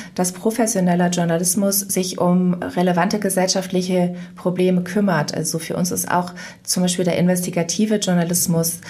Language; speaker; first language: German; native; German